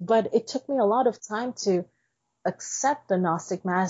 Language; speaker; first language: English; native; English